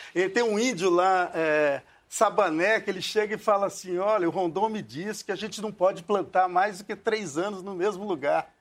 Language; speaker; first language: Portuguese; native; Portuguese